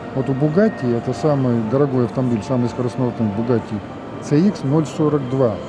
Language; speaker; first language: Russian; native; Russian